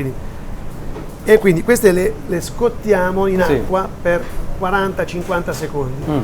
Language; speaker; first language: Italian; native; Italian